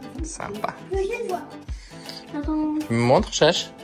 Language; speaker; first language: French; native; French